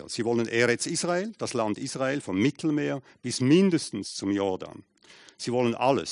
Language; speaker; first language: German; native; German